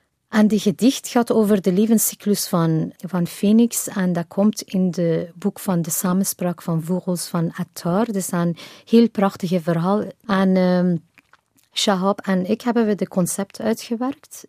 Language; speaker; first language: Dutch; non-native, fluent; Persian